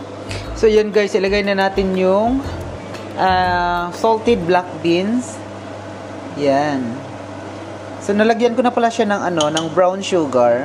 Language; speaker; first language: Filipino; native; Filipino